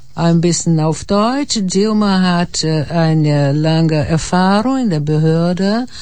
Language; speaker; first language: German; non-native, fluent; Portuguese